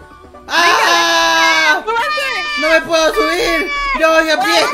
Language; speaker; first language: Spanish; native; Spanish